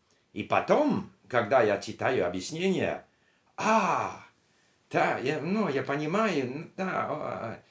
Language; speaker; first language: Russian; non-native, learner; English